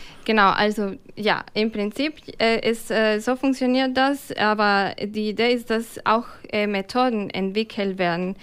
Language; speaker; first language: German; non-native, fluent; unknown